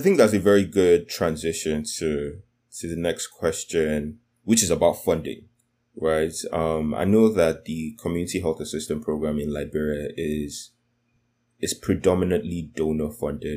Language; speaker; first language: English; non-native, local second language; Yoruba